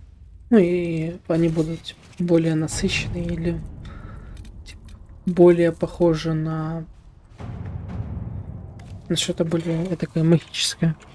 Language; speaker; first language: Russian; native; Russian